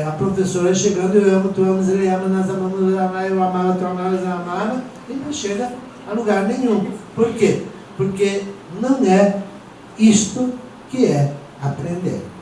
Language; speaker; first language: Portuguese; non-native, local second language; Venetian